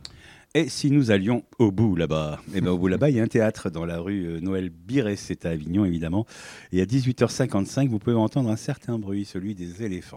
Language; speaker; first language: French; native; French